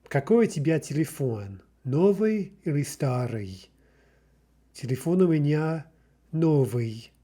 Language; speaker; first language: Russian; non-native, fluent; English